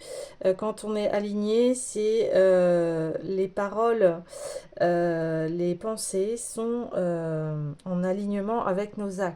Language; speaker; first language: French; native; French